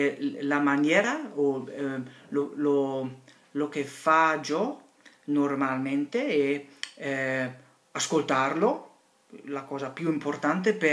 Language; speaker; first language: Italian; non-native, learner; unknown